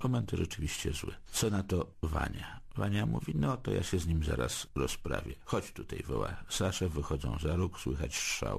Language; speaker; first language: Polish; native; Polish